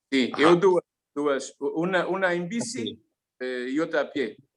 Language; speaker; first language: Spanish; non-native, learner; Portuguese